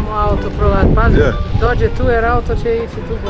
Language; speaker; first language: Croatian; non-native, learner; Portuguese